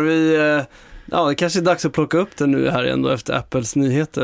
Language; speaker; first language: Swedish; native; Swedish